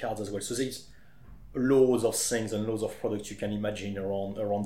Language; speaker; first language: English; non-native, fluent; French